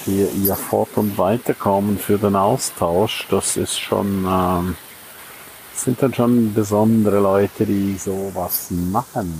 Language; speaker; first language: German; native; German